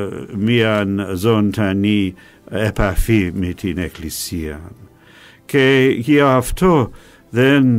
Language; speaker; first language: Greek; non-native, fluent; English